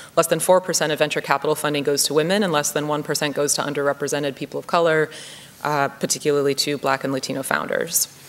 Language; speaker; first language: English; native; English